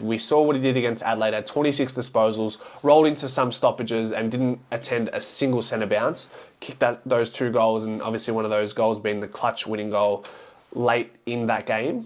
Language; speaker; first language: English; native; English